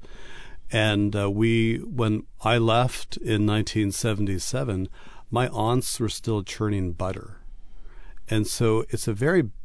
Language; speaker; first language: English; native; English